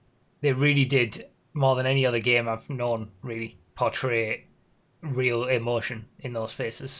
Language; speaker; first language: English; native; English